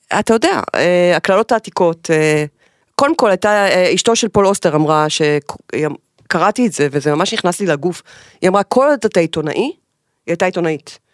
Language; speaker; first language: Hebrew; native; Hebrew